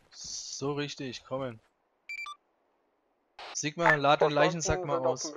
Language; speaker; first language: German; native; German